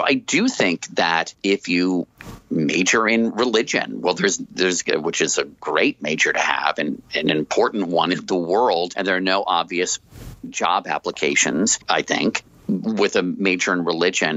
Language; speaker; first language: English; native; English